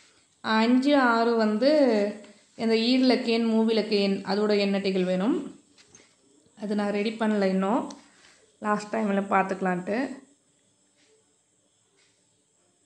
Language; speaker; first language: Tamil; native; Tamil